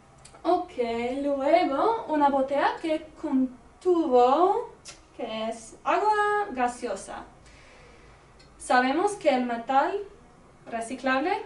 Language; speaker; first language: Spanish; non-native, learner; English